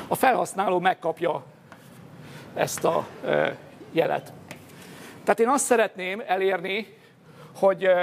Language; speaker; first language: Hungarian; native; Hungarian